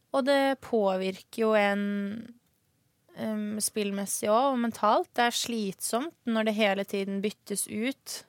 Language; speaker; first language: Norwegian; early bilingual, other home language; Swedish